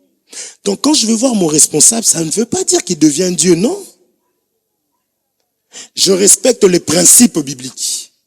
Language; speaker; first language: French; non-native, local second language; Lingala